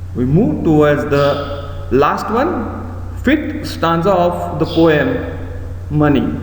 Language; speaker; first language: English; non-native, local second language; Marathi